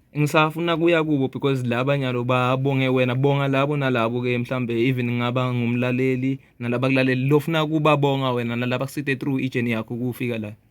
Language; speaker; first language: Zulu; native; Zulu